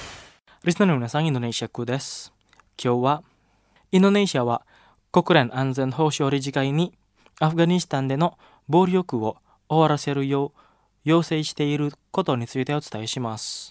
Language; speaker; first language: Japanese; non-native, fluent; Indonesian